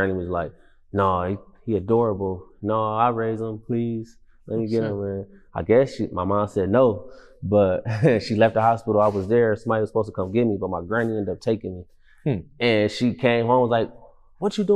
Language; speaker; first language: English; native; English